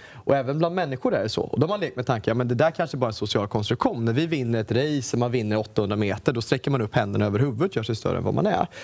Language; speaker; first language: Swedish; native; Swedish